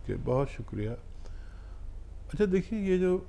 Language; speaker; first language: Hindi; native; Hindi